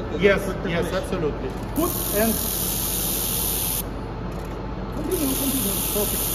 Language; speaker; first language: English; non-native, learner; Ukrainian